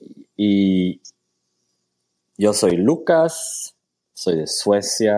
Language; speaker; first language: Spanish; non-native, fluent; Swedish